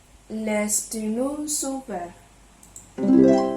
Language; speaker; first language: French; non-native, learner; Chinese